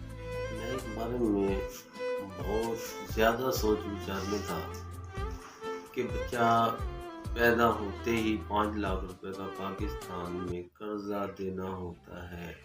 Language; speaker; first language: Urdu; non-native, local second language; Punjabi